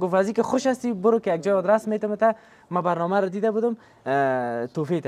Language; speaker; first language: Persian; native; Persian